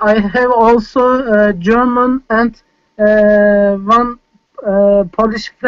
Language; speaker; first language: English; non-native, fluent; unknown